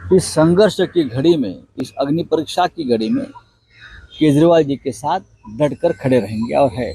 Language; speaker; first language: Hindi; non-native, local second language; Marathi